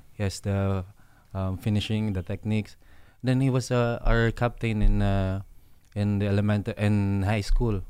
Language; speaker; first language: English; non-native, local second language; Hiligaynon